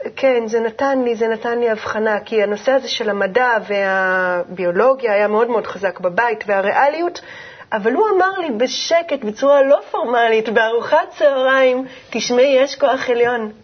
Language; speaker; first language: Hebrew; native; Hebrew